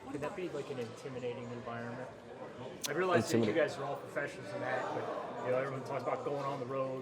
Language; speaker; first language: English; native; English